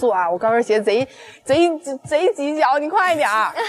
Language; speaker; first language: Chinese; native; Chinese